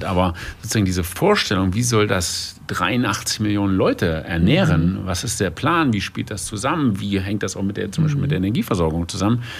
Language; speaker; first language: German; native; German